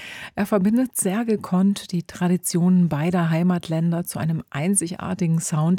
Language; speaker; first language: German; native; German